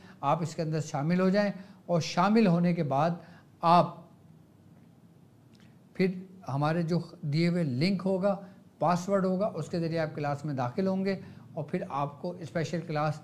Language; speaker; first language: Urdu; native; Urdu